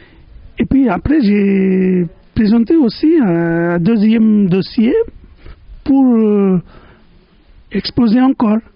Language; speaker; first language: French; non-native, fluent; Bangla